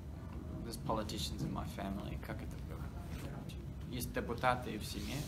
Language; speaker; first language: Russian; non-native, learner; English